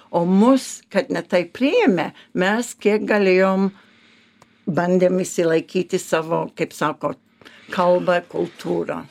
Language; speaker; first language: Lithuanian; early bilingual, heritage; Lithuanian